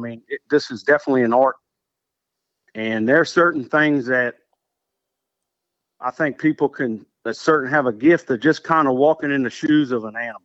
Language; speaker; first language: English; native; English